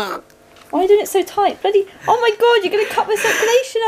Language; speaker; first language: English; native; English